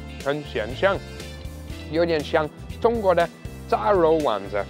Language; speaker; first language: Chinese; non-native, fluent; German